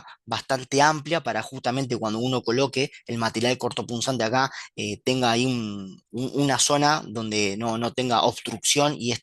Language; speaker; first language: Spanish; native; Spanish